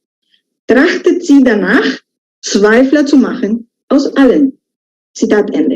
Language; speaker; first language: German; non-native, fluent; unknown